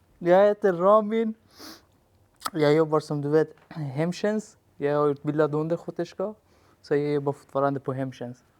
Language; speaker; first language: Swedish; non-native, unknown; Persian